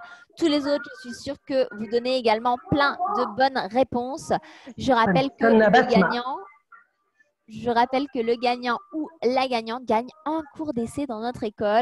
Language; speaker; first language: French; native; French